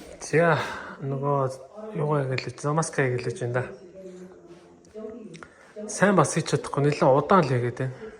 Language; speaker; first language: Mongolian; native; Mongolian